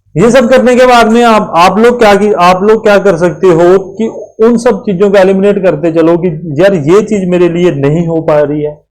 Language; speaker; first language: Hindi; native; Hindi